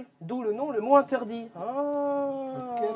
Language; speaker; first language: French; native; French